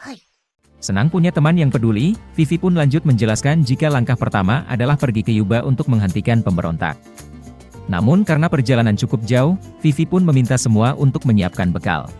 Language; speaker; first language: Indonesian; native; Indonesian